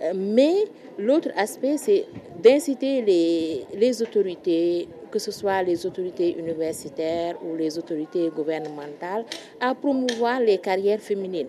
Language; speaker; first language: French; non-native, local second language; Wolof